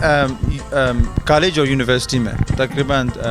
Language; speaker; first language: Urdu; early bilingual, heritage; Urdu